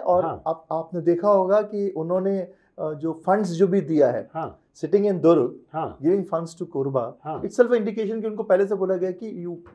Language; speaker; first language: Hindi; non-native, local second language; Telugu